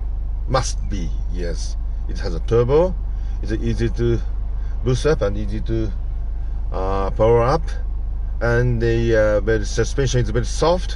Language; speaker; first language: English; non-native, learner; Japanese